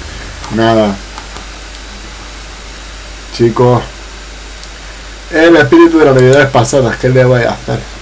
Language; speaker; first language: Spanish; native; Spanish